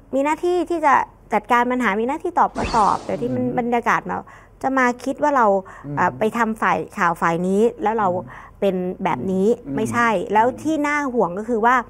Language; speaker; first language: Thai; native; Thai